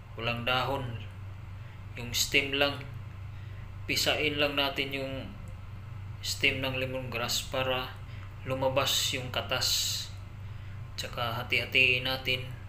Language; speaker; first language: Filipino; non-native, local second language; Cebuano